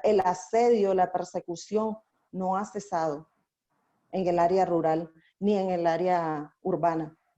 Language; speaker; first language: Spanish; native; Spanish